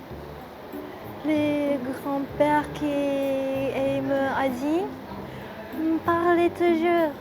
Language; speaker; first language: French; non-native, learner; Japanese